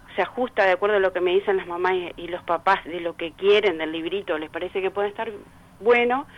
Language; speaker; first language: Spanish; native; Spanish